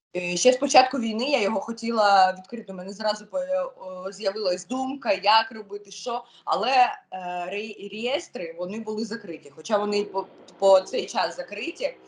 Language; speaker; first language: Ukrainian; non-native, local second language; Russian